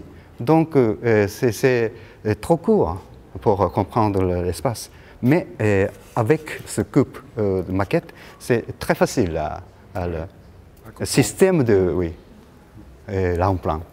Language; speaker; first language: French; non-native, learner; Japanese